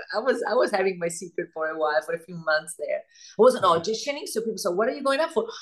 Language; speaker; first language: English; non-native, fluent; Italian